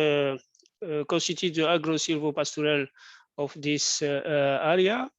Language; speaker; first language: English; non-native, fluent; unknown